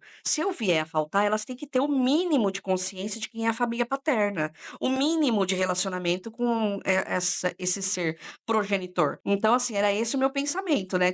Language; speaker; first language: Portuguese; native; Portuguese